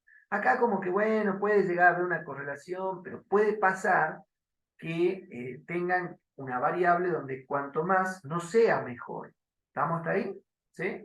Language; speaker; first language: Spanish; native; Spanish